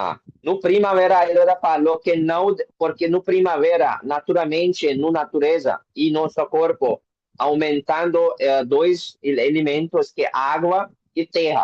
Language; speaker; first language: Portuguese; non-native, learner; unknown